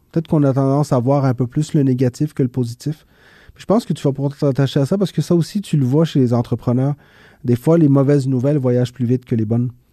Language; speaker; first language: French; early bilingual, other home language; Spanish